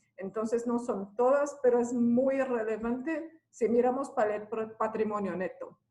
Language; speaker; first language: Spanish; non-native, fluent; Portuguese